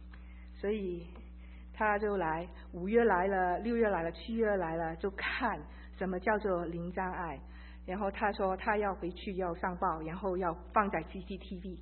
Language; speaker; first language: Chinese; early bilingual, heritage; Chinese